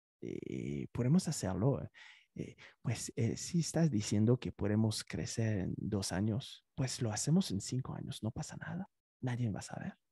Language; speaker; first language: Spanish; non-native, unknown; French